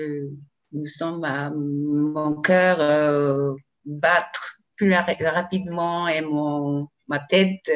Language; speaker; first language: French; non-native, learner; Japanese